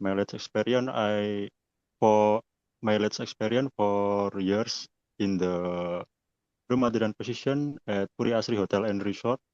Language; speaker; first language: English; non-native, learner; Indonesian